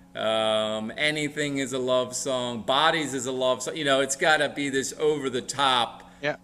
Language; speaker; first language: English; native; English